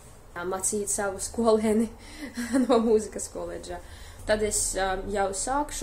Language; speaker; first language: Latvian; non-native, fluent; Russian